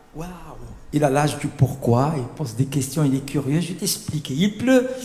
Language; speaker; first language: French; non-native, local second language; Arabic